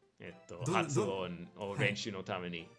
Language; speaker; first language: Japanese; non-native, learner; English